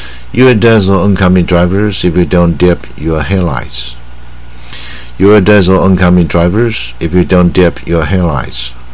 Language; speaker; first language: English; non-native, fluent; Chinese